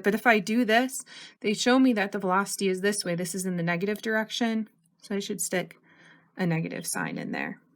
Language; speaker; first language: English; native; English